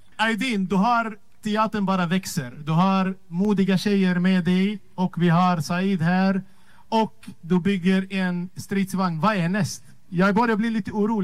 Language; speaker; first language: Swedish; non-native, fluent; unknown